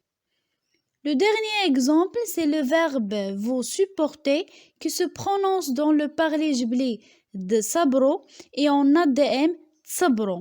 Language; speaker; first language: French; non-native, local second language; Arabic